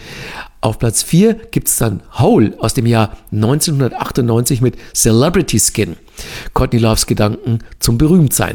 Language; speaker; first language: German; native; German